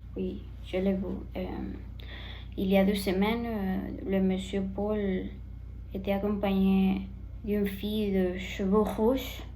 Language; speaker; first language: French; non-native, learner; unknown